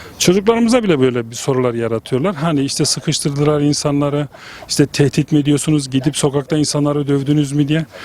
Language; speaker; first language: Turkish; early bilingual, heritage; Turkish